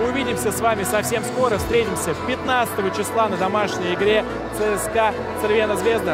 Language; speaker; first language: Russian; native; Russian